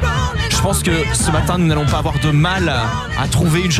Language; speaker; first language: French; native; French